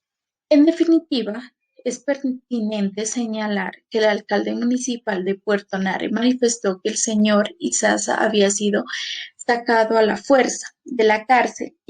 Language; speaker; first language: Spanish; native; Spanish